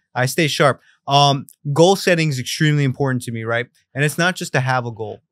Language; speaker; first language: English; early bilingual, other home language; Spanish